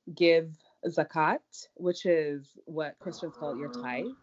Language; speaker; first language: English; non-native, local second language; Yoruba